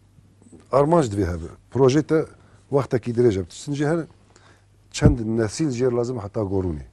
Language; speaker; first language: Kurdish; native; Kurdish